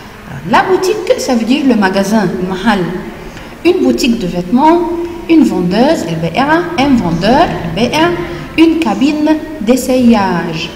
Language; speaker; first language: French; non-native, fluent; Arabic